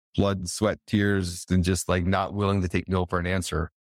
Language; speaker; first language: English; native; English